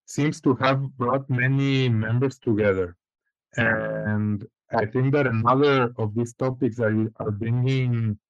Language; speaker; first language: English; non-native, fluent; Spanish